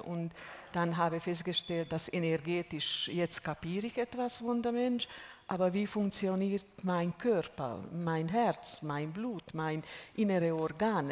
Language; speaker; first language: German; non-native, fluent; Hungarian